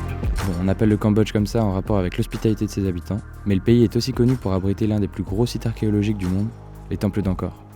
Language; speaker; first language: French; native; French